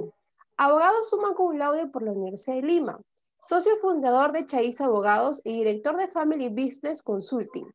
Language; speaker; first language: Spanish; native; Spanish